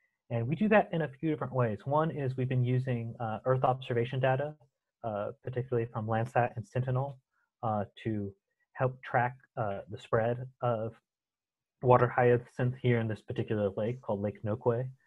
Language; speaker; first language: English; native; English